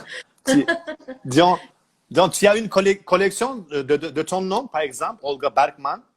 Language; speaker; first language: French; non-native, learner; Turkish